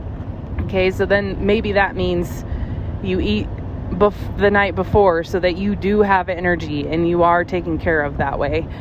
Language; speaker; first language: English; native; English